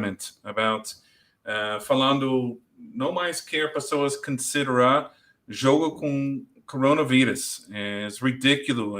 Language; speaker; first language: Portuguese; non-native, learner; English